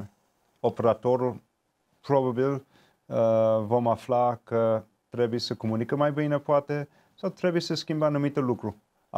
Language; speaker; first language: Romanian; non-native, fluent; English